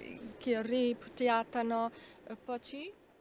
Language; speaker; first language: Nepali; non-native, fluent; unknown